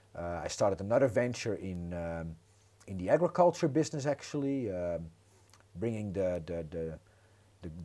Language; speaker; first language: English; non-native, fluent; Dutch